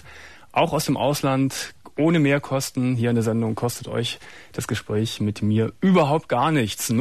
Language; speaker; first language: German; native; German